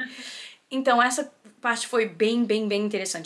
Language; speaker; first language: Portuguese; early bilingual, heritage; Portuguese